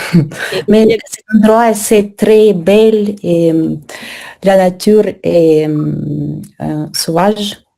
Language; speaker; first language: French; non-native, learner; Russian